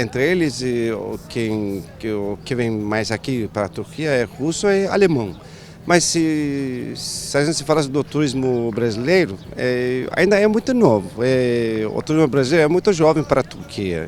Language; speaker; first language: Portuguese; non-native, learner; Turkish